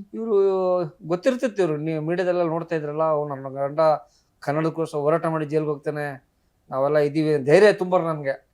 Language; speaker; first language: Kannada; non-native, local second language; Marathi